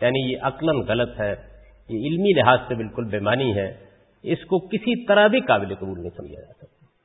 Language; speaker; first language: Urdu; non-native, local second language; Punjabi